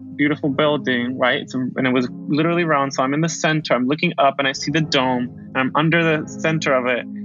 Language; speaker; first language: English; early bilingual, other home language; Spanish